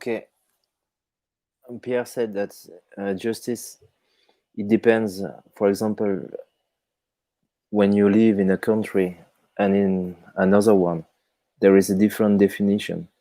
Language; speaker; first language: English; non-native, fluent; French